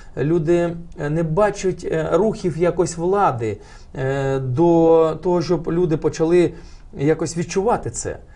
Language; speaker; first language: Ukrainian; non-native, local second language; Russian